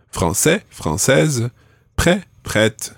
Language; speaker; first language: French; non-native, fluent; English